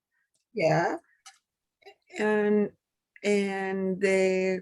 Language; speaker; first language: English; non-native, learner; Spanish